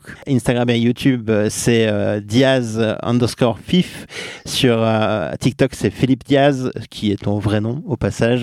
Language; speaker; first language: French; native; French